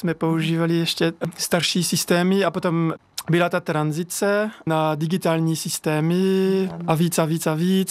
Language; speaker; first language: Czech; non-native, fluent; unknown